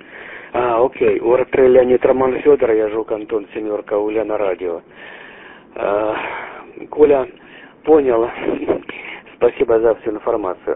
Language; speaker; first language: Russian; native; Russian